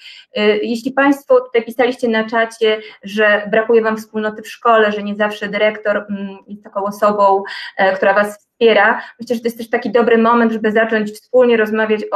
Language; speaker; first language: Polish; native; Polish